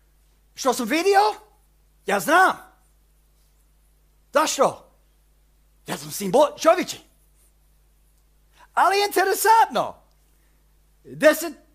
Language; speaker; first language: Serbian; early bilingual, heritage; Serbian